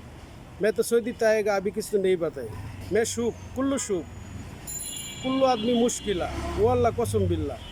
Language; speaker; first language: Hindi; non-native, learner; Bangla